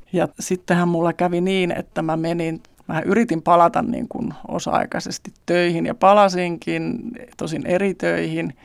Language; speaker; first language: Finnish; native; Finnish